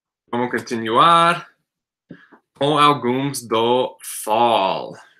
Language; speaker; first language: Portuguese; non-native, fluent; English